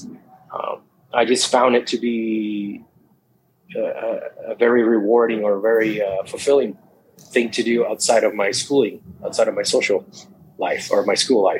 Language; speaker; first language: English; non-native, fluent; Spanish